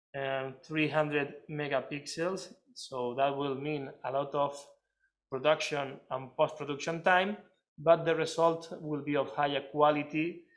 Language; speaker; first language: English; non-native, fluent; Spanish